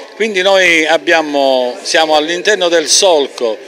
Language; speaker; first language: Italian; native; Italian